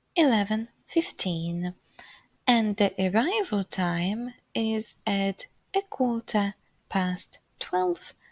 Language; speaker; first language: English; non-native, fluent; Polish